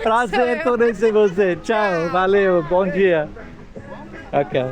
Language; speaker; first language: Portuguese; non-native, learner; English